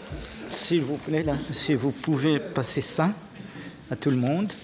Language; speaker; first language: French; non-native, fluent; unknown